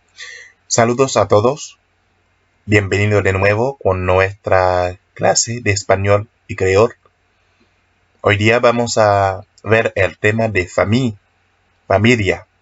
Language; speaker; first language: Spanish; non-native, learner; Haitian Creole